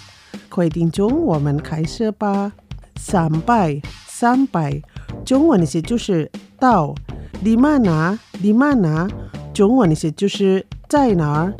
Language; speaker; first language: Chinese; non-native, fluent; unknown